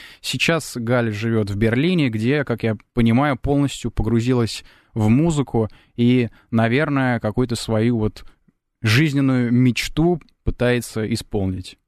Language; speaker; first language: Russian; native; Russian